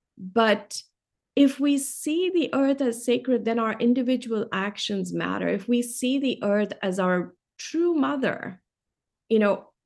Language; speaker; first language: English; non-native, local second language; Hindi